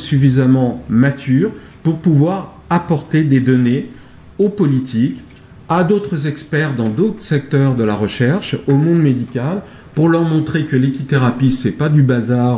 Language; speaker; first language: French; native; French